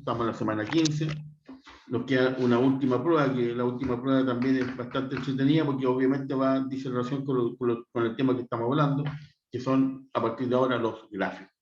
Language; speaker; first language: Spanish; native; Spanish